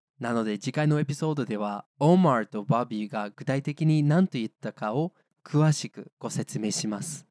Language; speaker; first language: Japanese; non-native, fluent; English